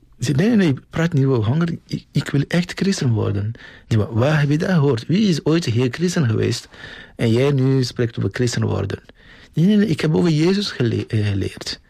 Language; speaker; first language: Dutch; non-native, fluent; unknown